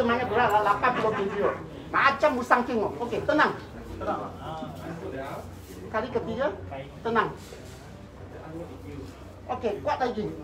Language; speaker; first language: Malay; non-native, local second language; Cantonese